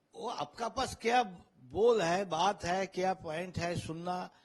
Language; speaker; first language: Hindi; non-native, local second language; Bangla